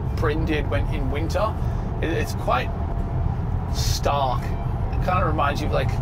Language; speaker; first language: English; native; English